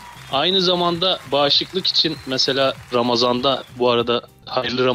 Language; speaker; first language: Turkish; native; Turkish